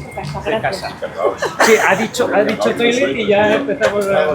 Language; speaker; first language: Spanish; native; Spanish